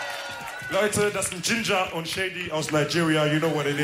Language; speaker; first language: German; early bilingual, other home language; Wolof